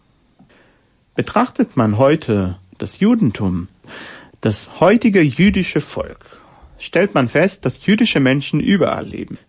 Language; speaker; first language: German; non-native, fluent; Hebrew